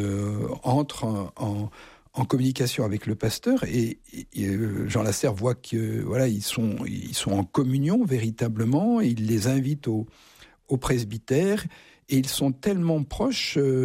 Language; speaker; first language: French; native; French